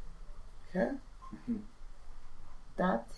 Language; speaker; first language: English; non-native, learner; Spanish